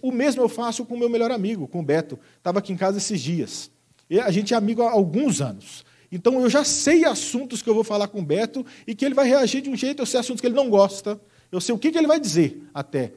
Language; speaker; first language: Portuguese; native; Portuguese